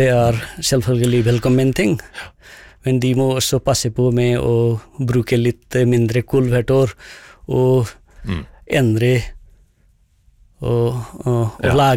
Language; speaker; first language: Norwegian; non-native, fluent; Nepali